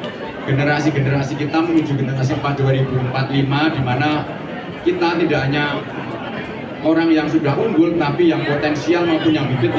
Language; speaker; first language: Indonesian; native; Indonesian